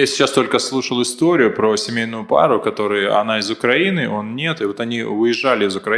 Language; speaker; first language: Russian; native; Russian